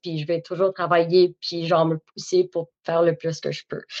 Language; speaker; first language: French; native; French